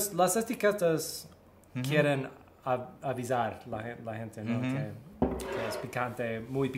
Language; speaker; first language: Spanish; early bilingual, heritage; Spanish